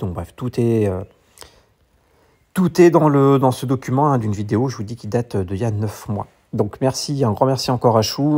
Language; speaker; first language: French; native; French